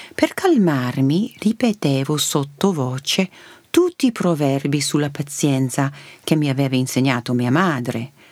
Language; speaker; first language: Italian; early bilingual, heritage; Italian